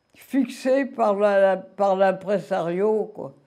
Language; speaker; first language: French; native; French